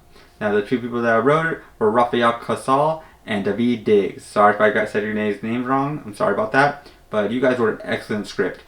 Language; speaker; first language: English; native; English